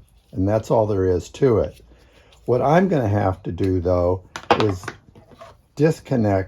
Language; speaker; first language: English; native; English